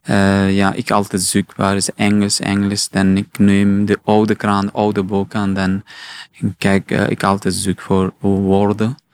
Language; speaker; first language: Dutch; non-native, learner; Persian